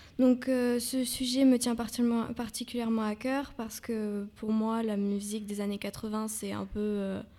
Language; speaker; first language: French; native; French